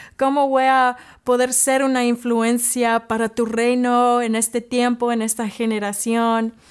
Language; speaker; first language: Spanish; early bilingual, heritage; English